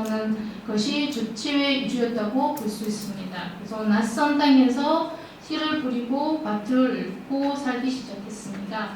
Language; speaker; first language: Korean; early bilingual, heritage; Russian